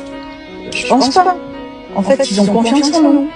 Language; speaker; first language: French; native; French